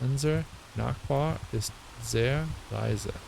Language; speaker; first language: German; non-native, learner; English